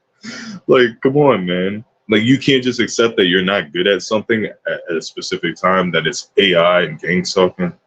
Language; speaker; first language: English; native; English